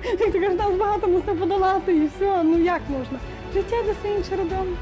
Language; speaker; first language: Ukrainian; native; Ukrainian